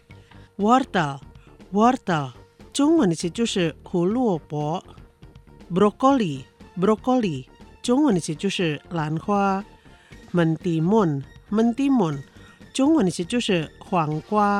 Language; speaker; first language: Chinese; non-native, fluent; Indonesian